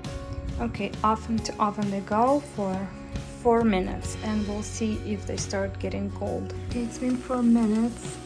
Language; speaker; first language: English; non-native, fluent; Russian